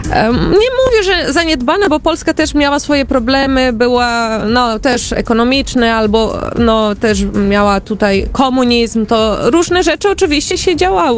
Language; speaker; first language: Polish; early bilingual, heritage; Portuguese